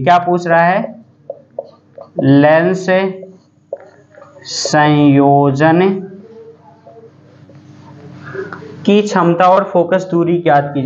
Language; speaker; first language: Hindi; native; Hindi